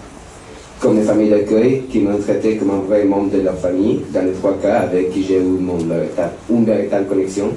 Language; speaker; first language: French; non-native, fluent; Spanish